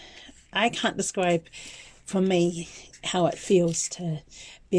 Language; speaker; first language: English; native; English